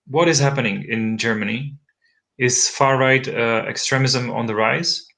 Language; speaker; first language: English; non-native, fluent; Czech